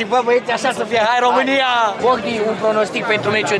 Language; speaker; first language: Romanian; native; Romanian